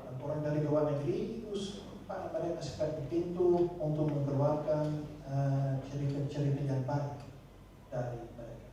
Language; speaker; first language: Indonesian; non-native, fluent; Dutch